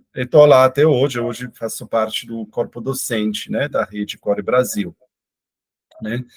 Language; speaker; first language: Portuguese; non-native, fluent; Italian